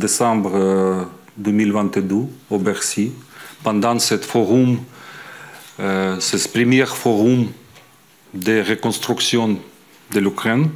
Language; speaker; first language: French; non-native, fluent; Ukrainian